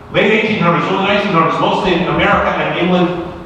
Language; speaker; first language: English; native; English